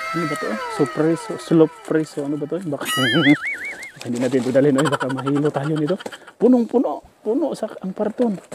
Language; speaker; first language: Filipino; non-native, local second language; Cebuano